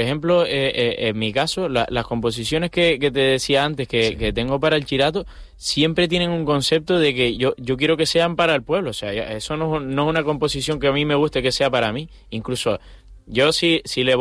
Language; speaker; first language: Spanish; native; Spanish